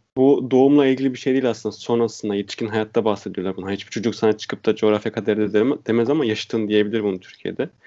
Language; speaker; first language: Turkish; native; Turkish